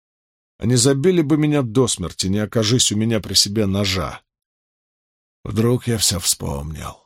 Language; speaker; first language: Russian; native; Russian